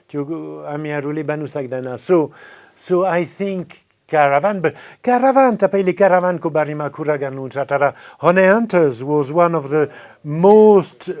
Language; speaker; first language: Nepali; non-native, fluent; French